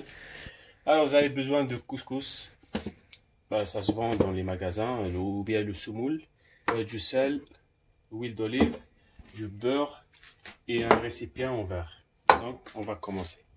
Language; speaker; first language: French; non-native, local second language; Arabic